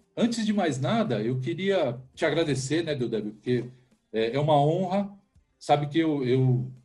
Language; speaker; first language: Portuguese; native; Portuguese